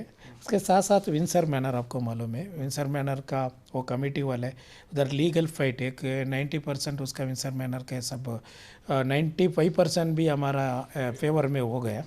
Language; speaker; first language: Hindi; non-native, local second language; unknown